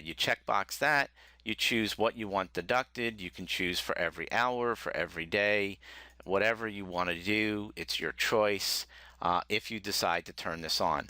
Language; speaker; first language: English; native; English